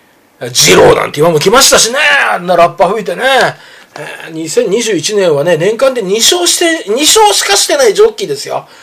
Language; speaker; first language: Japanese; native; Japanese